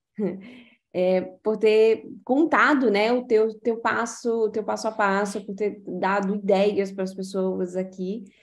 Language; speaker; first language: Portuguese; native; Portuguese